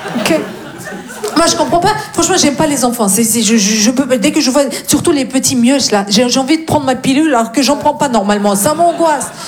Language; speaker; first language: French; non-native, fluent; Russian